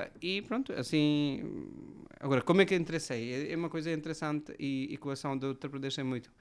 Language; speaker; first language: Portuguese; non-native, fluent; Hindi